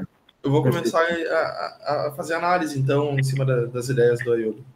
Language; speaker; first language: Portuguese; native; Portuguese